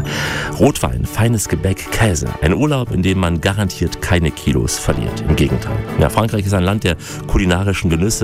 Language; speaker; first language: German; native; German